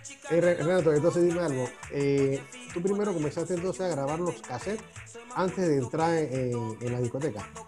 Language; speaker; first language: Spanish; native; Spanish